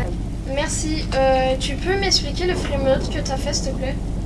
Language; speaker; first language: French; native; French